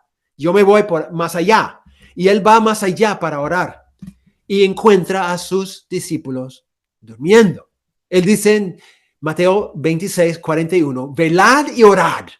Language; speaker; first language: Spanish; non-native, fluent; English